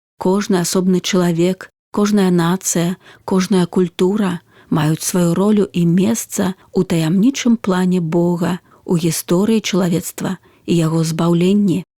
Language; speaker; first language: Belarusian; native; Belarusian